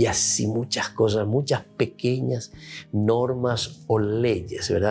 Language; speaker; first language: Spanish; native; Spanish